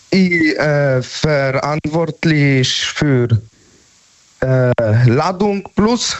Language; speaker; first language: German; non-native, learner; Polish